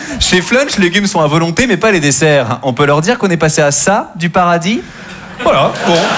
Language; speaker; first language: French; native; French